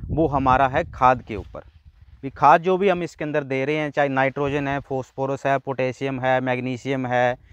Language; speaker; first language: Hindi; non-native, local second language; Punjabi